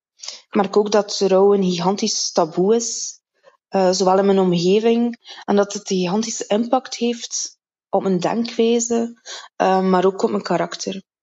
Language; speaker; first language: Dutch; native; Dutch